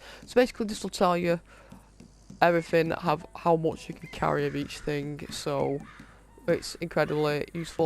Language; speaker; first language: English; native; English